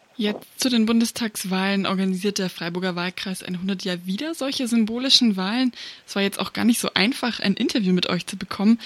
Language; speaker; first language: German; native; German